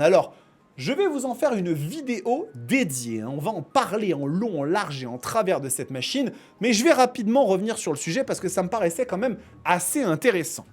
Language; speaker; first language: French; native; French